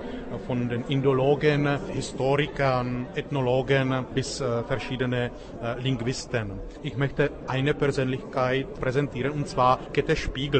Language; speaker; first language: German; non-native, fluent; Czech